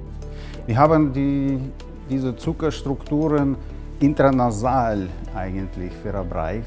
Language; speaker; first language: German; non-native, fluent; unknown